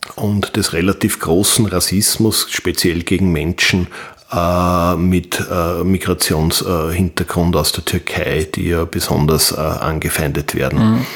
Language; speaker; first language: German; native; German